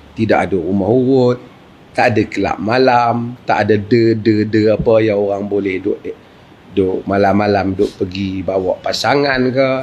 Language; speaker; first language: Malay; native; Malay